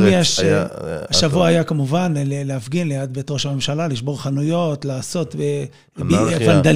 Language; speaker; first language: Hebrew; native; Hebrew